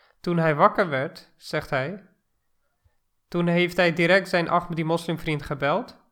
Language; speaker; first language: Dutch; non-native, fluent; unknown